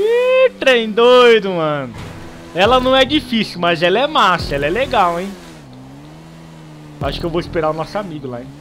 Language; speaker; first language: Portuguese; native; Portuguese